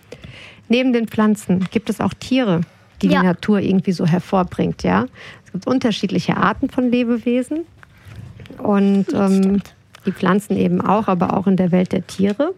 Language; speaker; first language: German; native; German